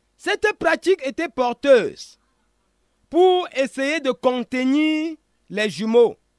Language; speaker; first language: French; non-native, local second language; Ghomala